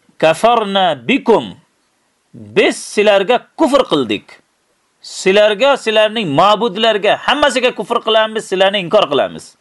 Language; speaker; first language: Uzbek; native; Uzbek